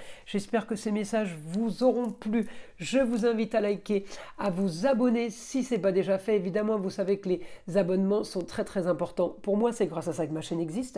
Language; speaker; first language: French; native; French